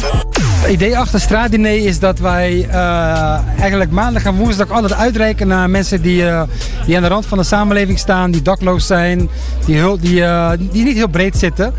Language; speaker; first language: Dutch; native; Dutch